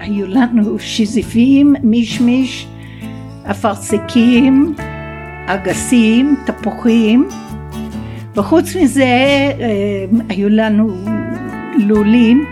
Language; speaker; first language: Hebrew; non-native, fluent; English